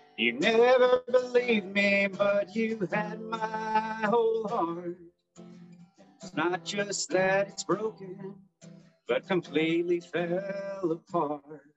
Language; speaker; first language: English; native; English